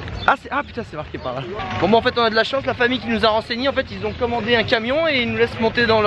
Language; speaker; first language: French; native; French